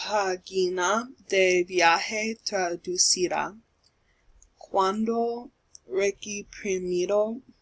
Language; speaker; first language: Spanish; non-native, learner; English